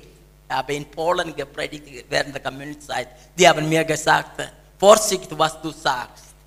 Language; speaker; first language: German; non-native, learner; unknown